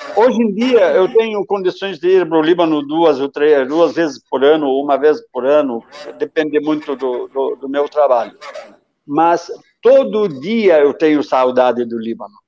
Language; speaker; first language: Portuguese; non-native, fluent; Arabic